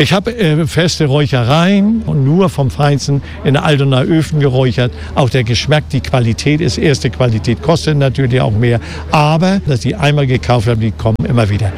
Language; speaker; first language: German; native; German